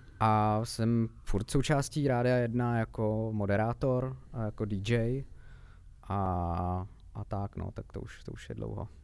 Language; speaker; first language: Czech; native; Czech